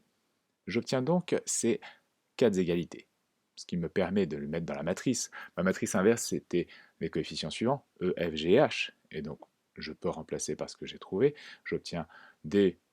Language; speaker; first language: French; native; French